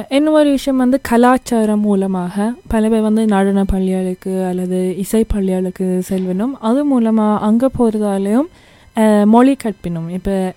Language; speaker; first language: Tamil; early bilingual, heritage; Tamil